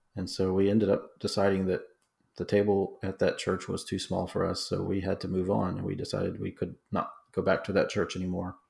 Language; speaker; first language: English; native; English